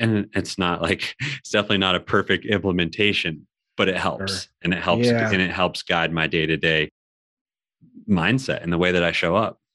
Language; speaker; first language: English; native; English